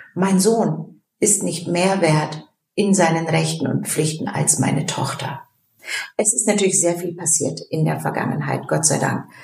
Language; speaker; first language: German; early bilingual, other home language; Turkish